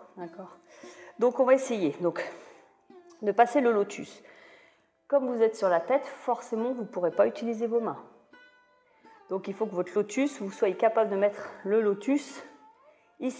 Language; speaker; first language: French; native; French